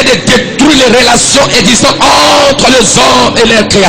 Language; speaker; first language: French; non-native, local second language; Lingala